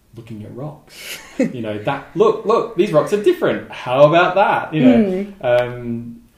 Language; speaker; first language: English; native; English